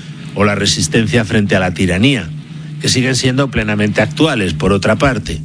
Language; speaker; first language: Spanish; native; Spanish